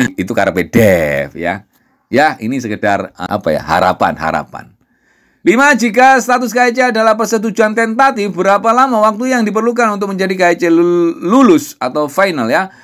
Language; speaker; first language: Indonesian; non-native, local second language; Javanese